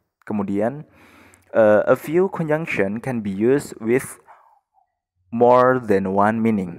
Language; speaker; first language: English; non-native, fluent; Indonesian